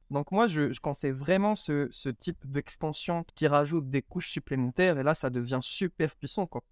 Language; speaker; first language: French; non-native, local second language; Arabic